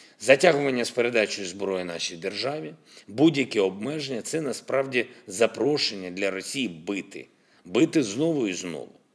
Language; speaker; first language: Ukrainian; non-native, local second language; Russian